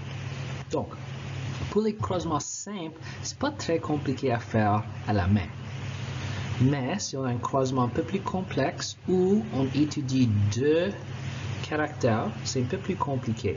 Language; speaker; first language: French; non-native, local second language; English